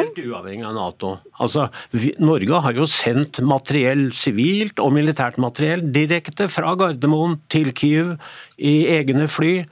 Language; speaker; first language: Norwegian; native; Norwegian